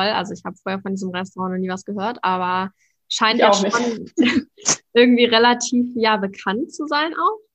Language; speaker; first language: German; native; German